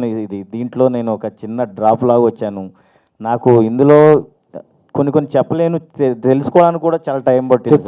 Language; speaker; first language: Telugu; native; Telugu